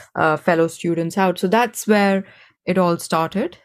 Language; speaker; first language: English; non-native, local second language; Hindi